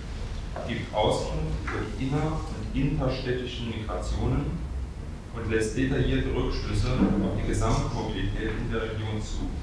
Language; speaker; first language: German; native; German